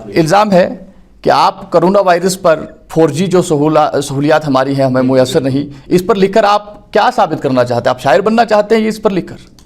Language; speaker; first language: Urdu; non-native, local second language; Kashmiri